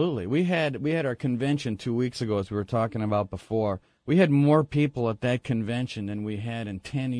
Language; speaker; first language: English; native; English